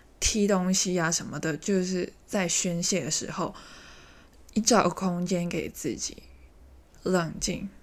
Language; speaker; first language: Chinese; native; Chinese